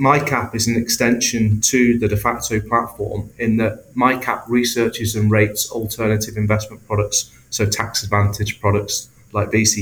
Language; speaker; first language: English; native; English